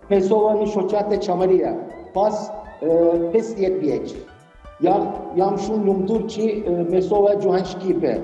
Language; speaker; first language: Albanian; non-native, learner; Turkish